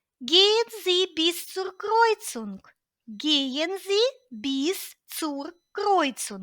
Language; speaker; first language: German; non-native, fluent; Ukrainian